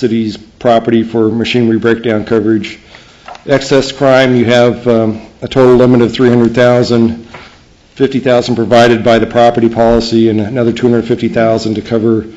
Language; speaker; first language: English; native; English